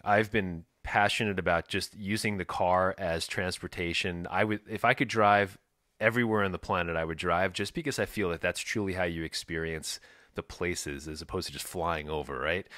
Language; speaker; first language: English; native; English